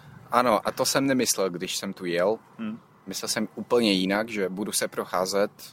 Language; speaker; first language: Czech; non-native, fluent; Ukrainian